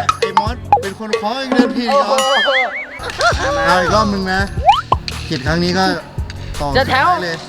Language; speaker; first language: Thai; native; Thai